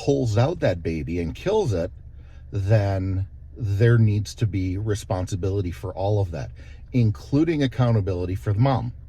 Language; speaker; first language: English; native; English